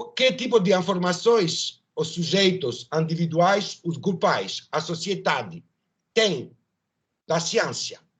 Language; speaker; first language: Portuguese; non-native, learner; French